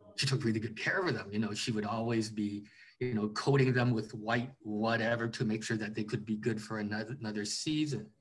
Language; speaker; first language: English; native; English